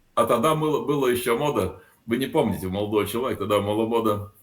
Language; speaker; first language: Russian; non-native, local second language; Latvian